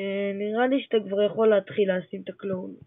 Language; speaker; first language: Hebrew; native; Hebrew